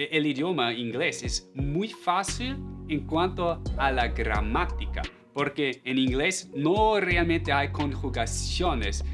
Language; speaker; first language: Spanish; non-native, fluent; German